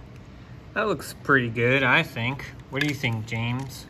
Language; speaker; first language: English; native; English